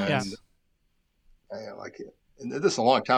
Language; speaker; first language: English; native; English